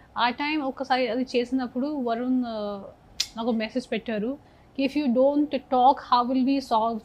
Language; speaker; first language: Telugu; non-native, local second language; Hindi